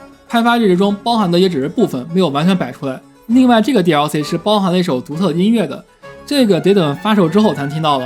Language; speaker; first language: Chinese; native; Chinese